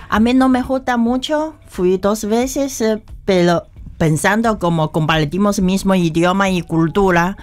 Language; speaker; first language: Spanish; non-native, fluent; Chinese